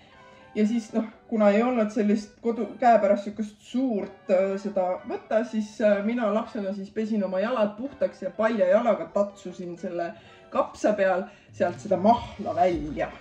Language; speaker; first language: Estonian; native; Estonian